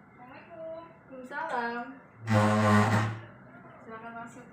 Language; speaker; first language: Indonesian; native; Indonesian